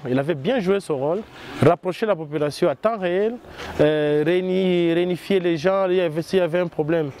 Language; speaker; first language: French; non-native, local second language; Swahili